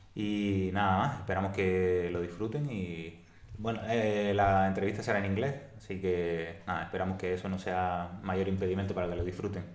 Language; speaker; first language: Spanish; native; Spanish